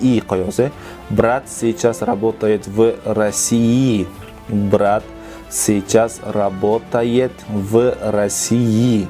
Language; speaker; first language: Russian; non-native, fluent; Kyrgyz